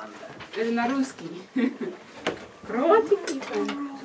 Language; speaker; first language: Russian; non-native, learner; Chinese